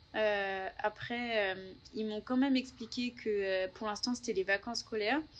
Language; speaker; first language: French; native; French